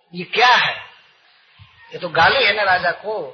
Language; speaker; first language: Hindi; native; Hindi